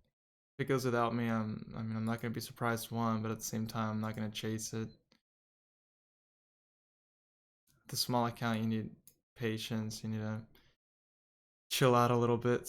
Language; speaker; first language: English; native; English